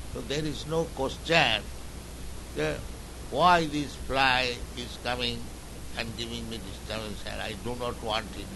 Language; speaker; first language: English; non-native, local second language; Bangla